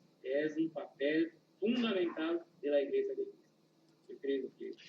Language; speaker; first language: Spanish; non-native, learner; Portuguese